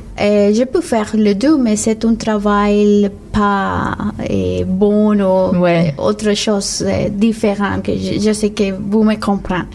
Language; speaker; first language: French; non-native, learner; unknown